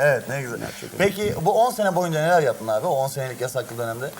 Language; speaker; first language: Turkish; native; Turkish